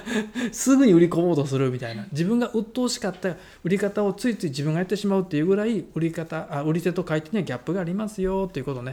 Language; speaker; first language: Japanese; native; Japanese